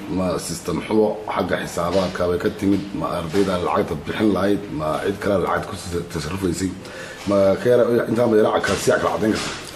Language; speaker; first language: Somali; native; Somali